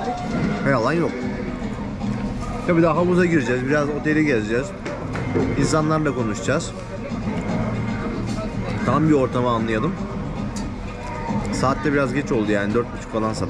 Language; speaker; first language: Turkish; native; Turkish